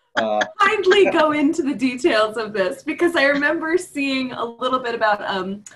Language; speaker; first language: English; native; English